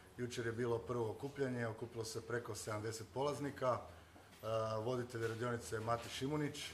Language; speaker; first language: Croatian; native; Croatian